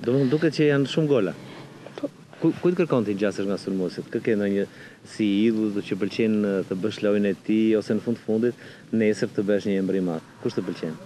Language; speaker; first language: Albanian; native; Albanian